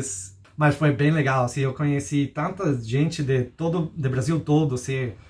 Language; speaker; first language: Portuguese; non-native, fluent; Spanish